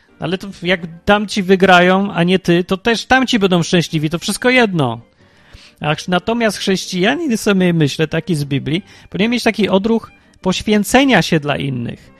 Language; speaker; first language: Polish; early bilingual, heritage; Polish